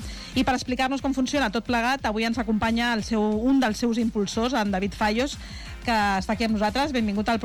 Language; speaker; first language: Catalan; native; Catalan